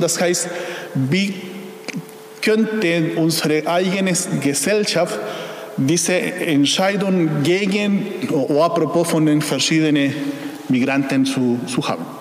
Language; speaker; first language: German; non-native, fluent; Spanish